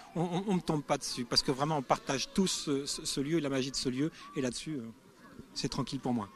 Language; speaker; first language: French; native; French